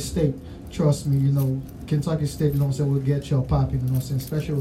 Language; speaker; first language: English; non-native, fluent; Haitian Creole